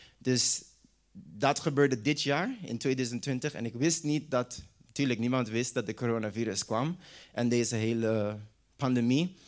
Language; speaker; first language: Dutch; non-native, local second language; English